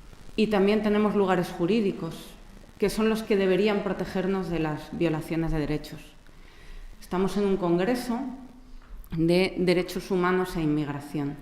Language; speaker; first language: Spanish; native; Spanish